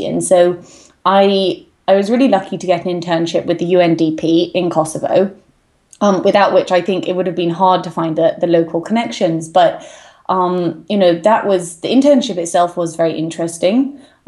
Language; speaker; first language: English; native; English